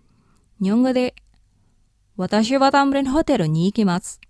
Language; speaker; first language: Japanese; non-native, fluent; Indonesian